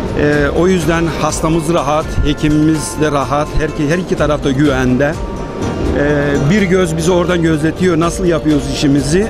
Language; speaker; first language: Turkish; early bilingual, heritage; Turkish